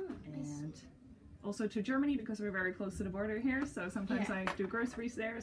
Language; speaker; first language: English; non-native, fluent; Dutch